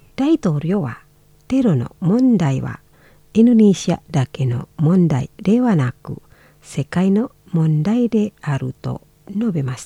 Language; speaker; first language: Japanese; non-native, fluent; Indonesian